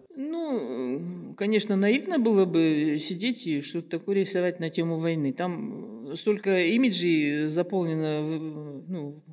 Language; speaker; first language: Russian; native; Russian